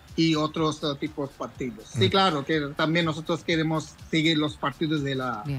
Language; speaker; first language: Spanish; non-native, learner; Bangla